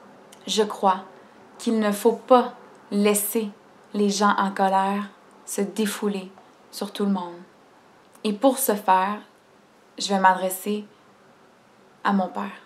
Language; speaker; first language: French; native; French